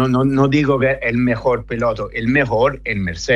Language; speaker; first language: Spanish; non-native, fluent; Italian